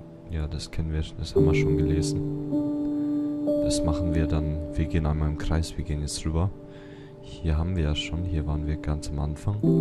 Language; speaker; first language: German; native; German